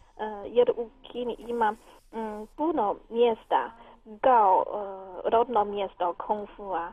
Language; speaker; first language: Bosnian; non-native, learner; Chinese